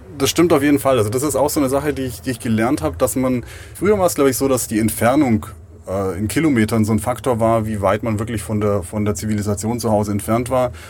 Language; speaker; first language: German; native; German